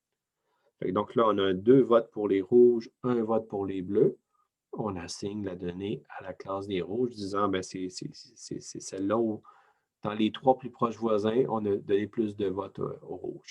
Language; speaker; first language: French; native; French